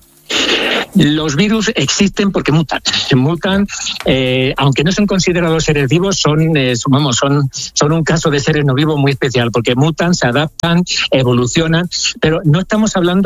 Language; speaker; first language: Spanish; native; Spanish